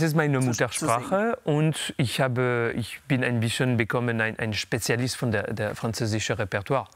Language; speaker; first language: German; non-native, fluent; French